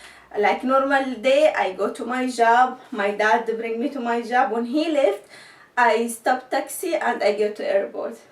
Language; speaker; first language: English; non-native, learner; Arabic